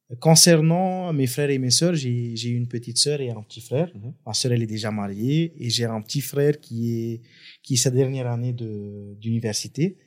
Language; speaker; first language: French; non-native, local second language; Arabic